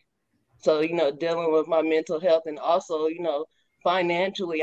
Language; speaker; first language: English; native; English